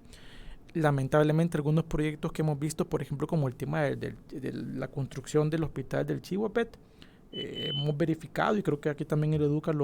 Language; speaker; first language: Spanish; native; Spanish